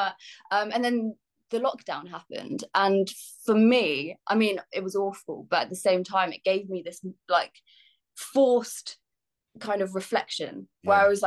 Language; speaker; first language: English; native; English